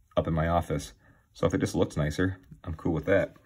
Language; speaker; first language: English; native; English